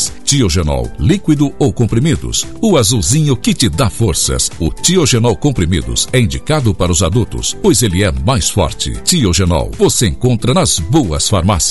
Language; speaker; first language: Portuguese; native; Portuguese